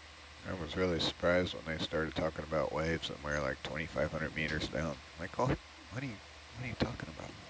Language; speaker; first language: English; native; English